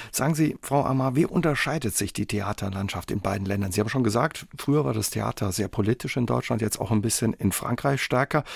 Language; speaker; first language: German; native; German